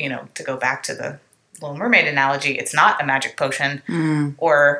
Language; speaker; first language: English; native; English